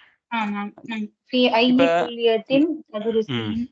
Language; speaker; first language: Arabic; non-native, learner; Tamil